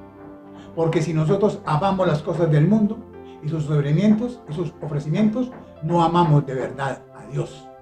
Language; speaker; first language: Spanish; native; Spanish